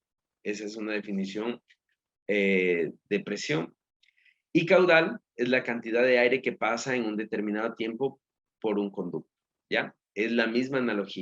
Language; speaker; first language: Spanish; native; Spanish